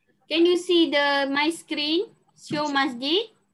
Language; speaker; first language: English; non-native, local second language; Malay